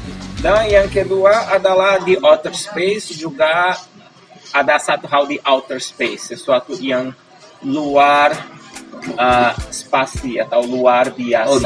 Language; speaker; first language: Indonesian; non-native, fluent; Portuguese